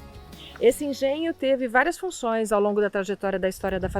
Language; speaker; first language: Portuguese; native; Portuguese